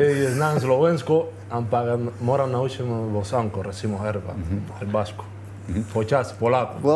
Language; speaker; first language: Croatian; non-native, learner; Spanish